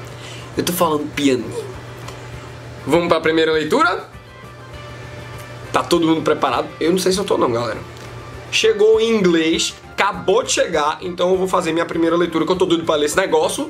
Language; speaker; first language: Portuguese; native; Portuguese